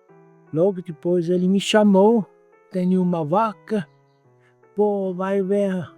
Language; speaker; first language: Portuguese; non-native, fluent; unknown